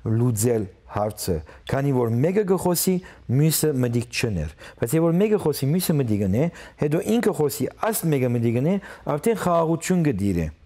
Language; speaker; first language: Armenian; early bilingual, heritage; Armenian